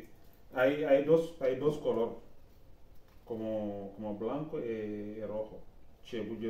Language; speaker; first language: Spanish; non-native, learner; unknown